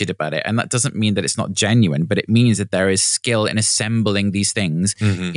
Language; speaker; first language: English; native; English